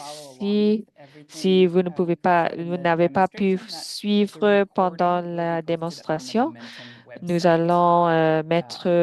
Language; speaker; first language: French; non-native, fluent; English